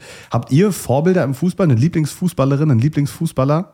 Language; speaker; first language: German; native; German